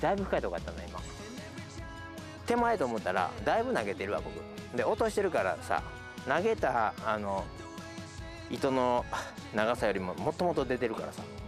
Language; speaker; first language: Japanese; native; Japanese